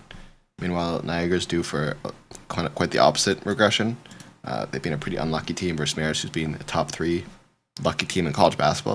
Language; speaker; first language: English; native; English